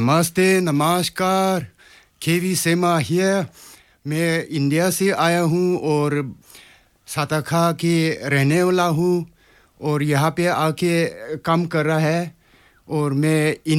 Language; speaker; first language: German; non-native, learner; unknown